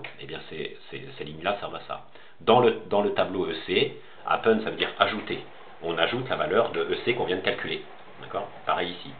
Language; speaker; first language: French; native; French